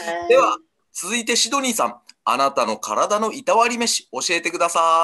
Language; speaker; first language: Japanese; native; Japanese